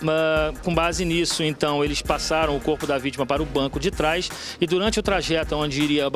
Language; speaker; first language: Portuguese; native; Portuguese